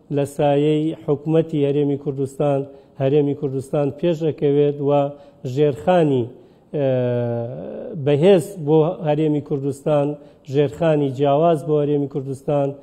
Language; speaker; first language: Central Kurdish; native; Central Kurdish